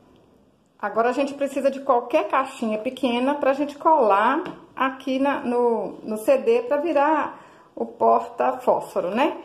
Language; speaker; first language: Portuguese; native; Portuguese